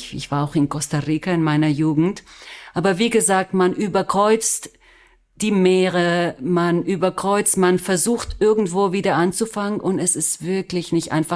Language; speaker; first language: German; non-native, fluent; Spanish